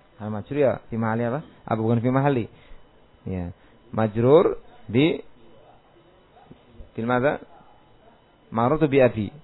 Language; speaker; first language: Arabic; non-native, fluent; Indonesian